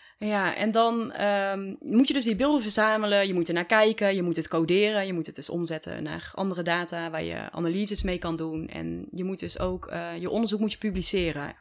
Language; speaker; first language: Dutch; native; Dutch